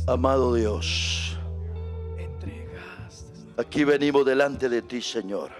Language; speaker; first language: Spanish; native; Spanish